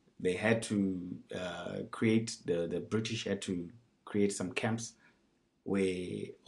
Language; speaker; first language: English; non-native, local second language; Shona